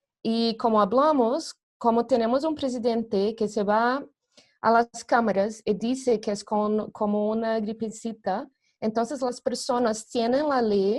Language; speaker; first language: Spanish; non-native, fluent; Portuguese